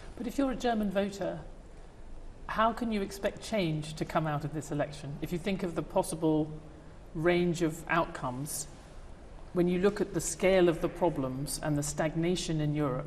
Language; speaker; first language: English; native; English